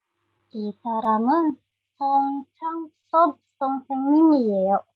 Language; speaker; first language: Korean; non-native, learner; Indonesian